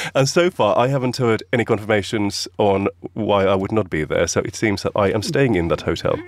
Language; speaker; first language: English; non-native, fluent; Finnish